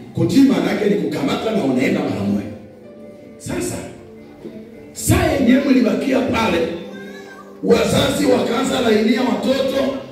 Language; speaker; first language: Swahili; non-native, local second language; Nande